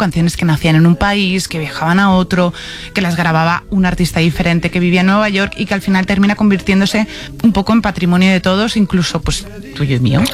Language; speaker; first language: Spanish; native; Spanish